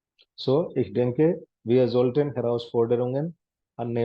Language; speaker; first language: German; non-native, fluent; Hindi